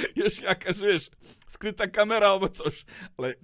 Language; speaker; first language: Polish; non-native, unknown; Serbian